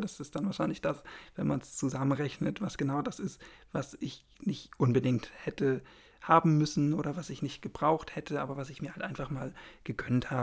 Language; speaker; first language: German; native; German